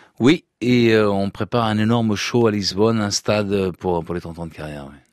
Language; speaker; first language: French; early bilingual, other home language; Portuguese